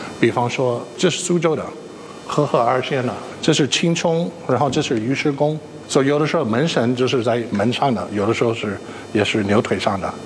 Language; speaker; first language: Chinese; non-native, fluent; English